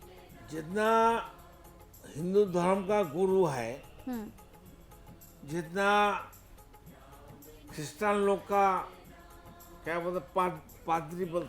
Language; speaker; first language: Hindi; non-native, local second language; Bangla